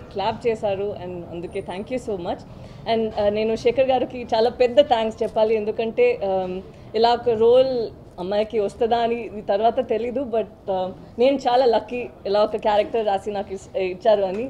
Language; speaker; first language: Telugu; non-native, learner; Tamil